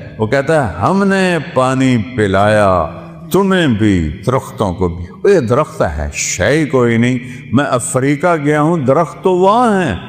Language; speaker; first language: Urdu; non-native, local second language; Saraiki